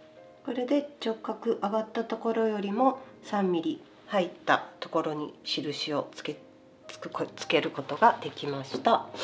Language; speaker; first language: Japanese; native; Japanese